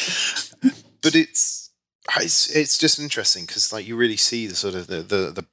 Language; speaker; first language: English; native; English